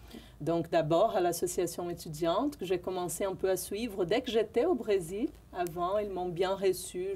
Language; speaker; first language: French; non-native, fluent; Portuguese